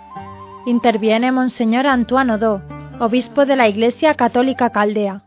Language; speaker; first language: Spanish; native; Spanish